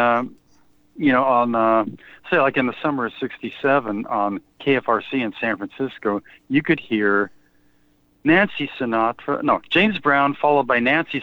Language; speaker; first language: English; native; English